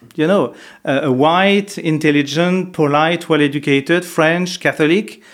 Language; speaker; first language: English; non-native, fluent; French